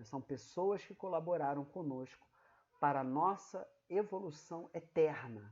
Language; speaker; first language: Portuguese; native; Portuguese